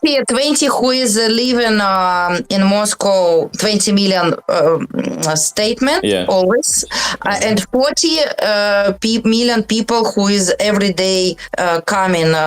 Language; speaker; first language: English; non-native, learner; Russian